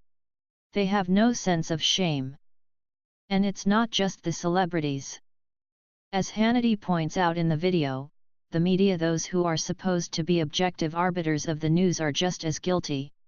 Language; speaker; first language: English; native; English